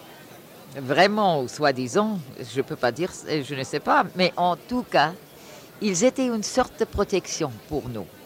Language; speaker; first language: French; non-native, fluent; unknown